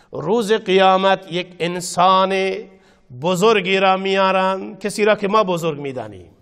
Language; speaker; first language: Persian; non-native, local second language; Baluchi